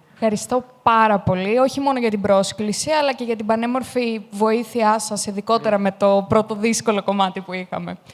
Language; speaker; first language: Greek; native; Greek